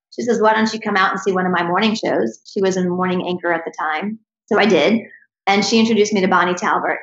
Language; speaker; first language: English; native; English